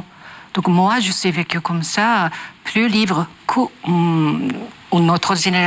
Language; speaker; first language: French; non-native, learner; Japanese